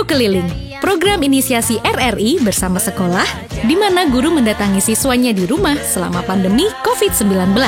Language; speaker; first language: Indonesian; native; Indonesian